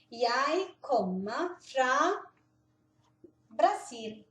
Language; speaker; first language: Norwegian; non-native, fluent; Portuguese